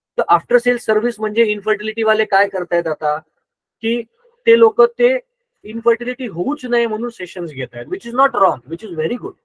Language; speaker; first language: Marathi; non-native, local second language; Gujarati